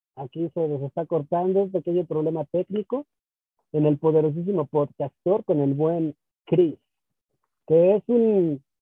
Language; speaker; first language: Spanish; native; Spanish